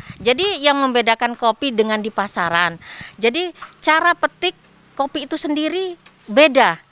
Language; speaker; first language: Indonesian; non-native, local second language; Sasak